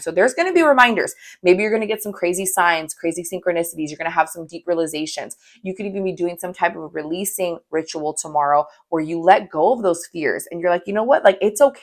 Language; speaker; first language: English; native; English